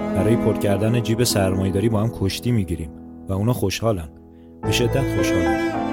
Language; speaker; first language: Persian; native; Persian